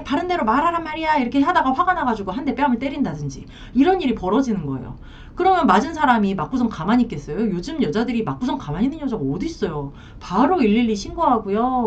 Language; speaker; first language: Korean; native; Korean